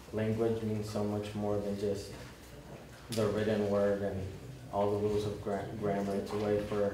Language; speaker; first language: English; early bilingual, other home language; Spanish